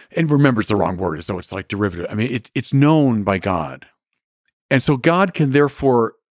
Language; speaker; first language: English; native; English